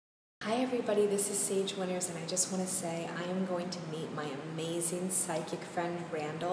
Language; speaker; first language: English; native; English